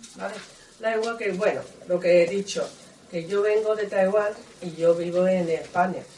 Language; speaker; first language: Spanish; non-native, learner; Chinese